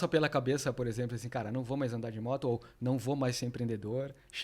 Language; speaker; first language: Portuguese; native; Portuguese